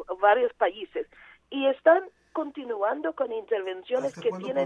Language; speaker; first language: Spanish; non-native, fluent; Portuguese